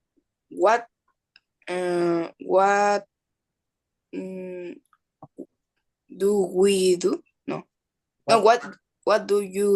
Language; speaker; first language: English; non-native, learner; Spanish